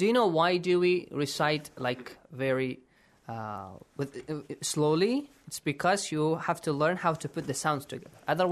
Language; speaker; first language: English; non-native, fluent; Persian